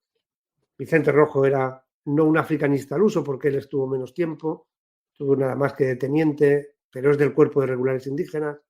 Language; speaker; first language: Spanish; native; Spanish